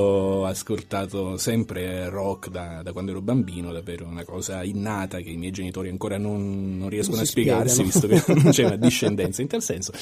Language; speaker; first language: Italian; native; Italian